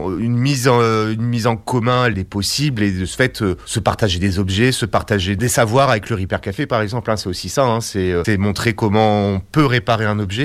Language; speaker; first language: French; native; French